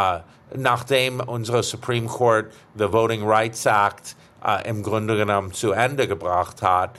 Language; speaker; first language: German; non-native, fluent; English